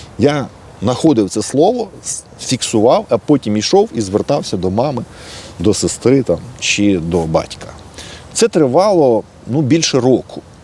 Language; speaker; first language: Ukrainian; native; Ukrainian